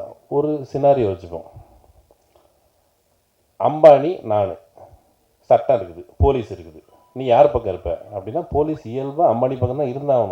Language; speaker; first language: Tamil; native; Tamil